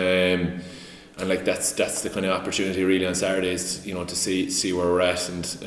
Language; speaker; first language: English; native; English